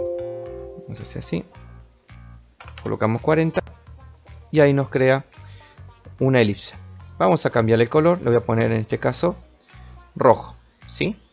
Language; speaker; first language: Spanish; native; Spanish